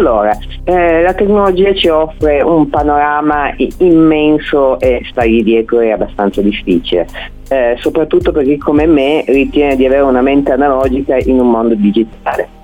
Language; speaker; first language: Italian; native; Italian